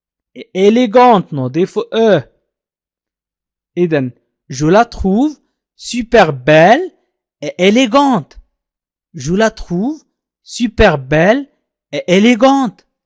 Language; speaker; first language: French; non-native, fluent; Arabic